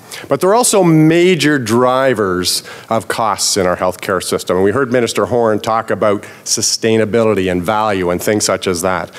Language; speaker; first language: English; native; English